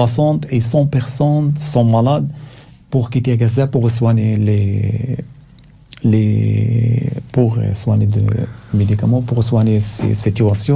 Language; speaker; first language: French; non-native, learner; Arabic